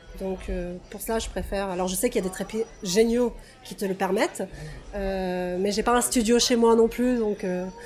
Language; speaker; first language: French; non-native, fluent; Russian